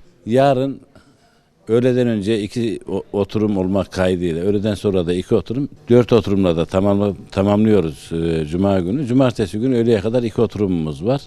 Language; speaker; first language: Turkish; native; Turkish